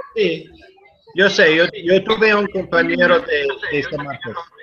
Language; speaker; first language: Spanish; non-native, fluent; English